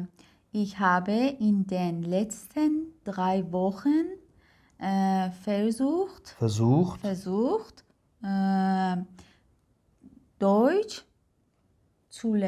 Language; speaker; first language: German; non-native, learner; Persian